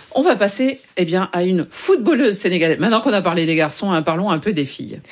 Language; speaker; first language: French; native; French